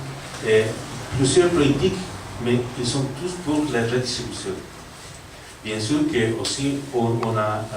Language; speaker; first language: French; non-native, learner; Spanish